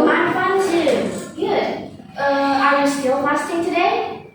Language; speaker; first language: English; non-native, fluent; Indonesian